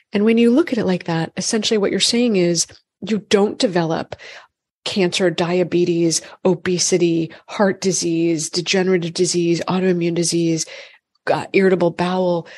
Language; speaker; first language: English; native; English